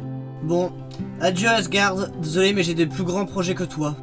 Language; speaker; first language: French; native; French